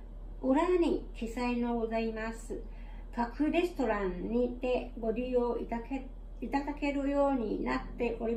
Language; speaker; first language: Japanese; non-native, fluent; Chinese